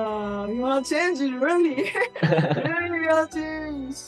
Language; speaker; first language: English; non-native, learner; Japanese